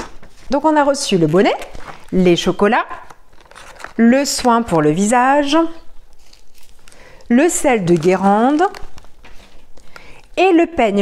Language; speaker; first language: French; native; French